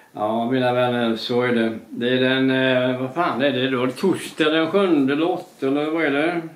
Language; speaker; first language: Swedish; native; Swedish